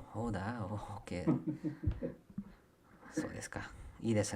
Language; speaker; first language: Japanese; non-native, fluent; Kannada